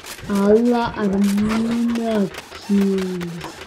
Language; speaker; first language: Swedish; non-native, learner; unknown